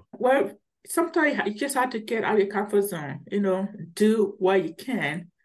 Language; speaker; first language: English; early bilingual, other home language; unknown